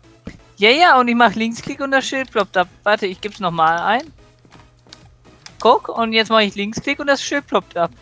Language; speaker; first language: German; native; German